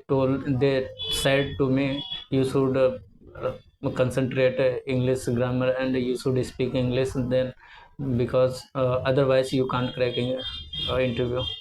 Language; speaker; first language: English; non-native, learner; Hindi